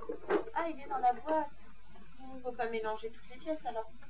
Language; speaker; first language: French; native; French